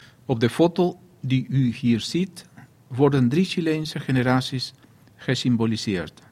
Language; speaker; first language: Dutch; non-native, fluent; Spanish